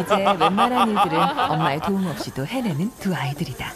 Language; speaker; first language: Korean; native; Korean